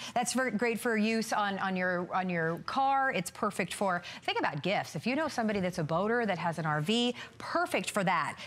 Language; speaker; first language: English; native; English